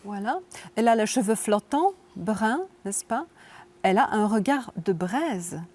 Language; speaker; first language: French; non-native, fluent; Polish